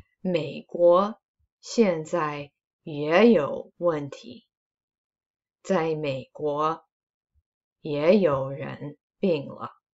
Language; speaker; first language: Chinese; non-native, fluent; English